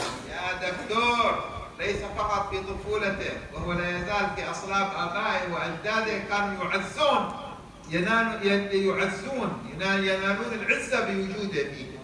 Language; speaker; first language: Arabic; native; Arabic